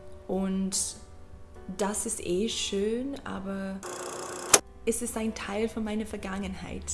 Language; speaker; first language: German; non-native, learner; English